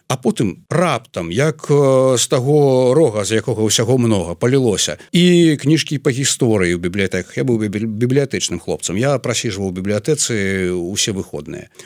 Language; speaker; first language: Belarusian; native; Belarusian